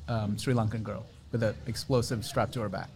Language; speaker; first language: English; non-native, local second language; Sinhala